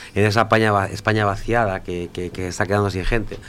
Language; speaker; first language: Spanish; native; Spanish